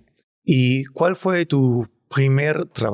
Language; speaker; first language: Spanish; non-native, fluent; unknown